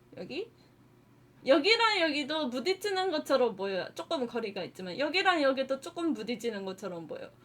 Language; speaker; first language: Korean; non-native, fluent; Japanese